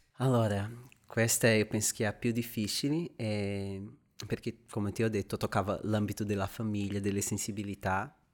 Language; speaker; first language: Italian; non-native, fluent; Portuguese